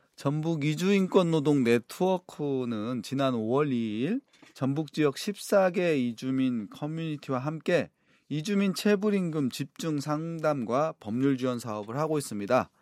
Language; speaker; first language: Korean; native; Korean